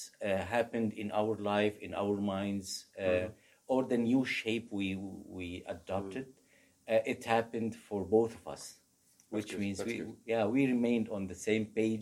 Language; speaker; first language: English; non-native, fluent; Arabic